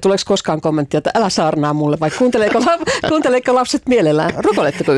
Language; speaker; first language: Finnish; native; Finnish